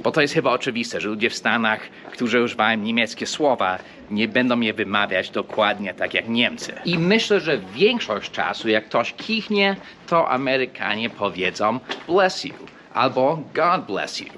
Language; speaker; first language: Polish; early bilingual, heritage; English